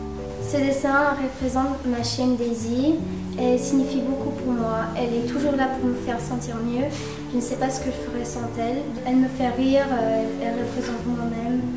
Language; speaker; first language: French; early bilingual, heritage; French